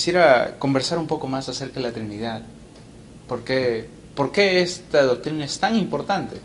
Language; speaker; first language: Spanish; native; Spanish